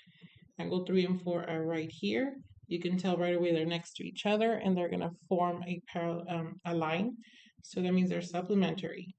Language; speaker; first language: English; native; English